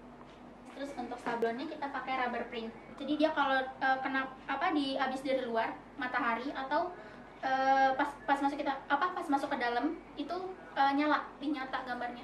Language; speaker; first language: Indonesian; native; Indonesian